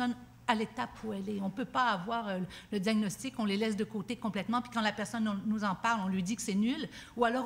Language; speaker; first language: French; native; French